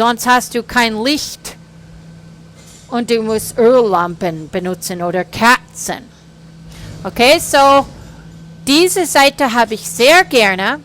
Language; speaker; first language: German; non-native, fluent; English